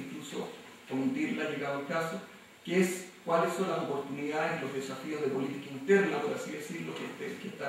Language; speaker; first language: Spanish; native; Spanish